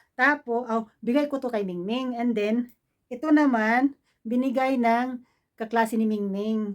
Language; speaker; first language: Filipino; non-native, local second language; Cebuano